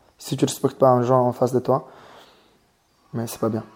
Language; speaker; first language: French; non-native, learner; Mongolian